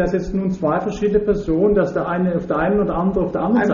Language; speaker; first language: German; native; German